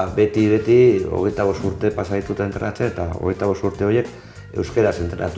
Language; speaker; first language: Basque; non-native, local second language; Spanish